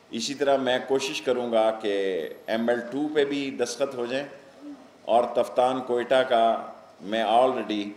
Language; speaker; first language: Urdu; non-native, local second language; Punjabi